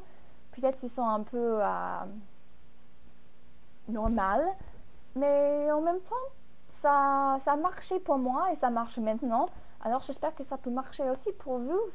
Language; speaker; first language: French; non-native, fluent; English